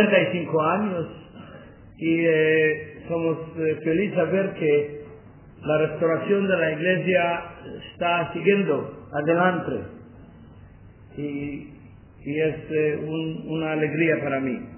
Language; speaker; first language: Spanish; non-native, learner; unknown